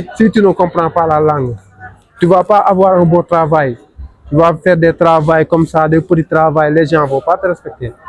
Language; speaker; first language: French; non-native, local second language; Wolof